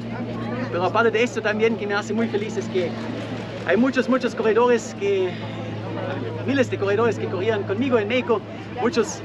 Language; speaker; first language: Spanish; non-native, fluent; German